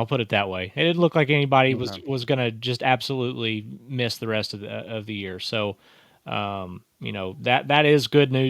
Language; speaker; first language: English; native; English